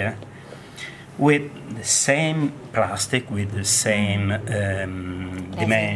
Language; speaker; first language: English; non-native, learner; Italian